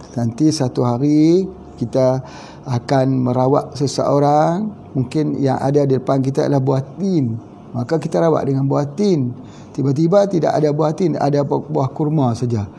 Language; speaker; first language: Malay; native; Malay